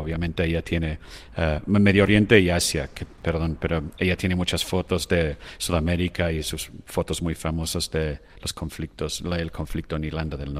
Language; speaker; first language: Spanish; non-native, fluent; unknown